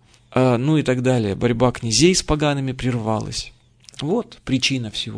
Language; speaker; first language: Russian; native; Russian